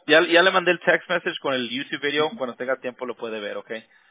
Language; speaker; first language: Spanish; early bilingual, heritage; Spanish